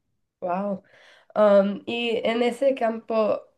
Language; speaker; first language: Spanish; non-native, learner; English